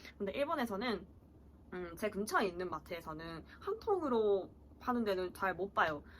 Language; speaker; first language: Korean; early bilingual, heritage; Korean